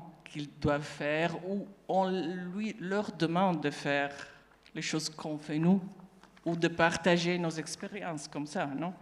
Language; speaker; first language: French; non-native, fluent; Italian